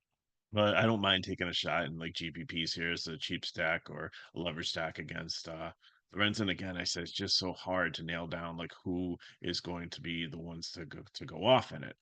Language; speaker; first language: English; native; English